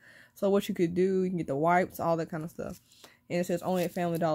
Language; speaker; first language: English; native; English